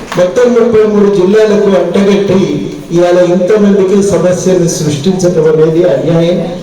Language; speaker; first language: Telugu; native; Telugu